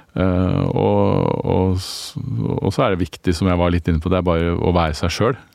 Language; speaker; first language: Norwegian; native; Norwegian